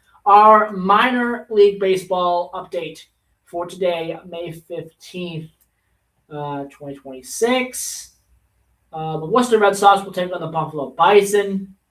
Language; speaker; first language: English; native; English